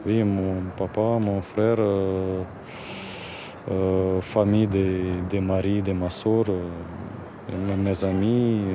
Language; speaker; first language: French; non-native, learner; Ukrainian